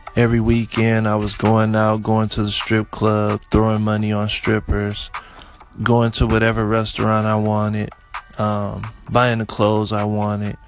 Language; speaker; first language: English; native; English